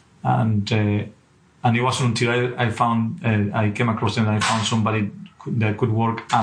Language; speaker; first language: English; non-native, fluent; Spanish